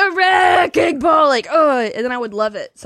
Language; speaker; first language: English; native; English